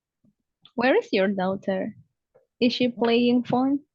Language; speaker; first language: English; non-native, learner; Indonesian